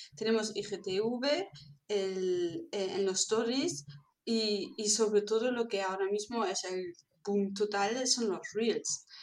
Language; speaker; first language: Spanish; non-native, fluent; German